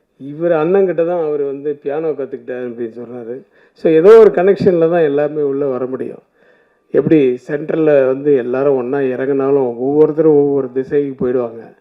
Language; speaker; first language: Tamil; native; Tamil